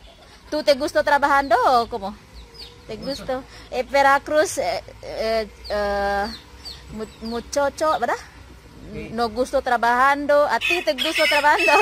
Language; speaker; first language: Spanish; non-native, learner; Indonesian